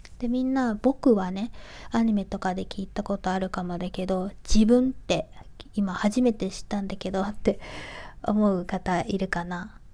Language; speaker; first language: Japanese; native; Japanese